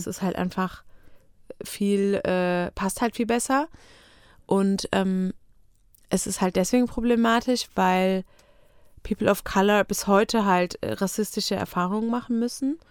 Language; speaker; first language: German; native; German